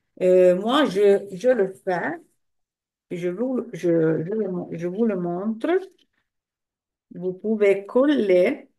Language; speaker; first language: French; non-native, fluent; Italian